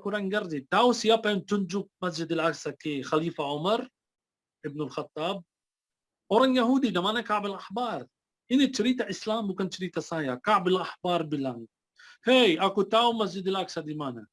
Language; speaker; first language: Indonesian; non-native, fluent; Arabic